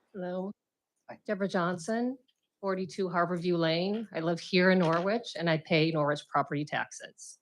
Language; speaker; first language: English; native; English